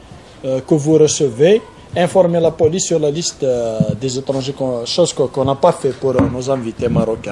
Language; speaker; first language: French; non-native, local second language; Kabyle